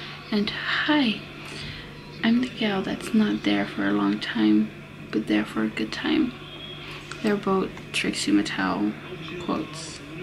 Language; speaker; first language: English; non-native, fluent; Dutch